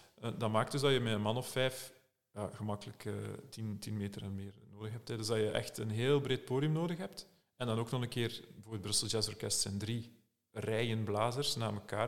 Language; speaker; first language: Dutch; native; Dutch